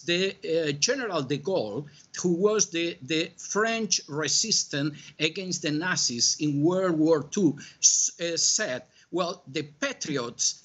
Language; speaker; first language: English; non-native, fluent; Spanish